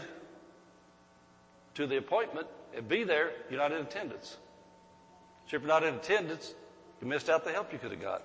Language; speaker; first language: English; native; English